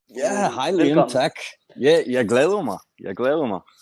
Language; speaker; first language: Danish; non-native, learner; English